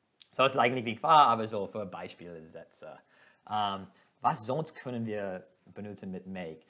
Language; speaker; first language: German; non-native, fluent; English